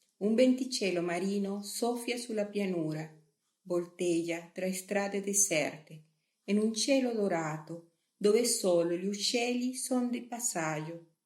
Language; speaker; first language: Italian; non-native, fluent; Spanish